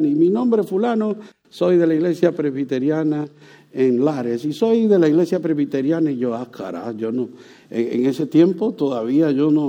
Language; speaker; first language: Spanish; native; Spanish